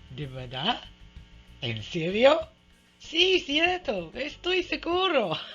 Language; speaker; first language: Spanish; non-native, fluent; English